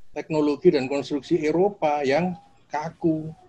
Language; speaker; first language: Indonesian; non-native, local second language; Javanese